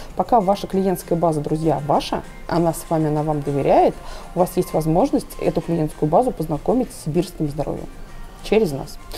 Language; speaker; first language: Russian; native; Russian